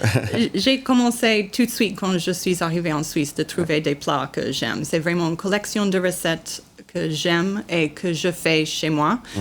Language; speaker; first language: French; non-native, learner; English